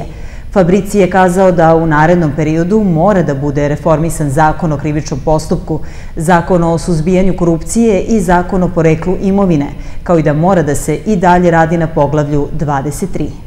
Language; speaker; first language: Serbian; native; Serbian